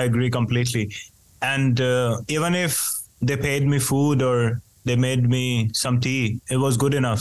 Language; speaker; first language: English; non-native, local second language; Hindi